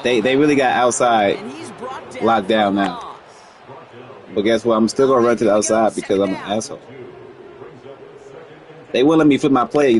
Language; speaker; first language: English; native; English